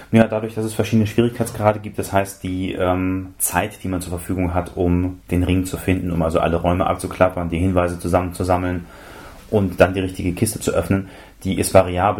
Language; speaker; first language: German; native; German